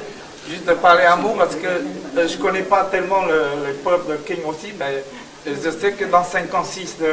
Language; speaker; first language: French; non-native, learner; Chinese